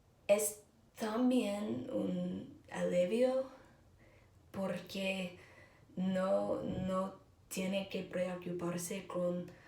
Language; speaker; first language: Spanish; non-native, learner; English